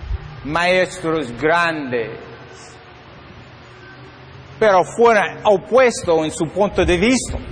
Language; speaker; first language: Spanish; non-native, learner; English